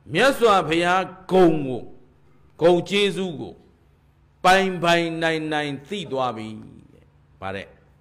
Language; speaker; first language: Burmese; native; Burmese